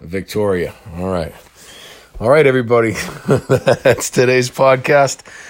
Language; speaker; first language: English; native; English